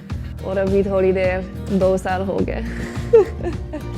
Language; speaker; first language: Hindi; non-native, learner; English